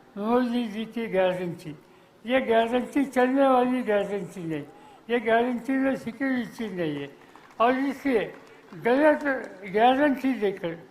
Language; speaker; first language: Hindi; non-native, local second language; Marathi